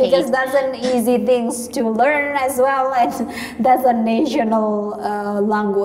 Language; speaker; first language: English; non-native, learner; Indonesian